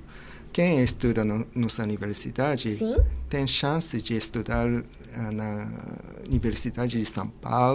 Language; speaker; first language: Portuguese; non-native, fluent; Japanese